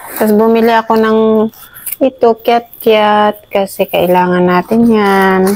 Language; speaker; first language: Filipino; native; Filipino